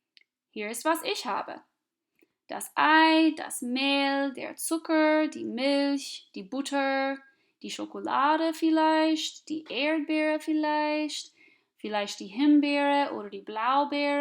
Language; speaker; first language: German; non-native, fluent; English